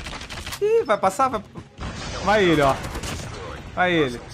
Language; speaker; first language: Portuguese; native; Portuguese